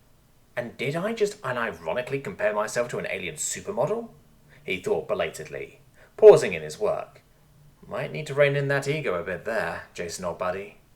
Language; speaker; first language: English; native; English